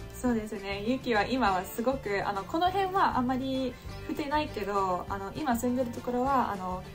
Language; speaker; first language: Japanese; non-native, fluent; English